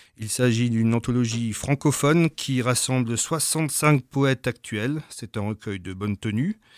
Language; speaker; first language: French; native; French